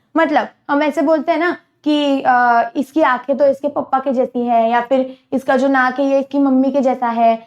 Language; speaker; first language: Hindi; non-native, local second language; Marathi